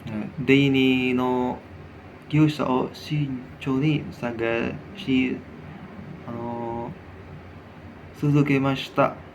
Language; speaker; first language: Japanese; non-native, learner; Indonesian